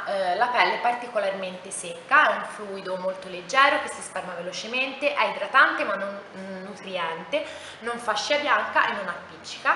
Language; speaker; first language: Italian; native; Italian